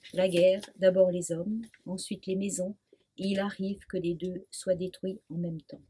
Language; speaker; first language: French; non-native, local second language; Swiss German